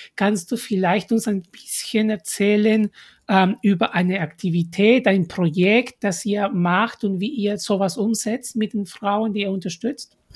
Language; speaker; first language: German; non-native, fluent; Spanish